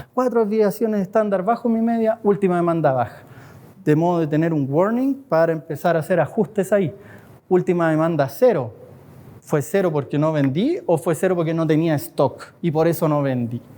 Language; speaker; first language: Spanish; native; Spanish